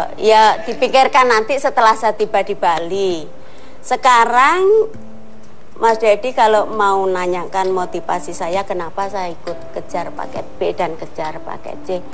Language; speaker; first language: Indonesian; non-native, local second language; Javanese